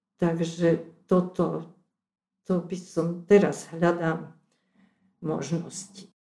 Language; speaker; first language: Slovak; non-native, local second language; Hungarian